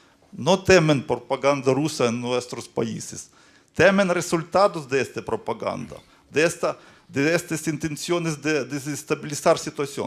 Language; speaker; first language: Spanish; non-native, learner; Ukrainian